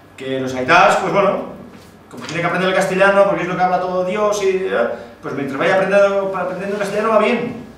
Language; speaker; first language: Spanish; early bilingual, other home language; Basque